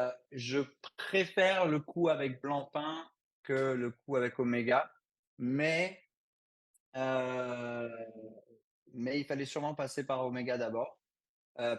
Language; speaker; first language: French; native; French